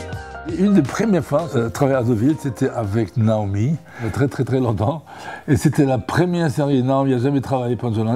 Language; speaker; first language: French; non-native, fluent; German